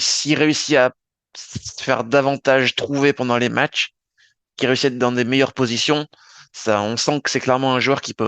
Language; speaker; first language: French; native; French